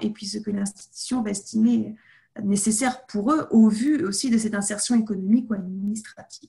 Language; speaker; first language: French; native; French